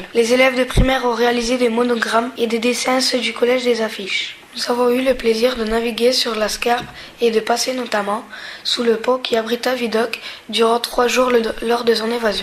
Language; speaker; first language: French; native; French